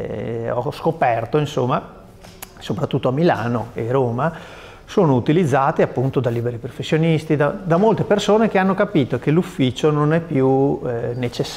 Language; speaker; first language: Italian; native; Italian